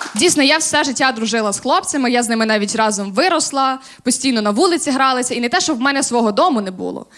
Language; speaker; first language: Ukrainian; native; Ukrainian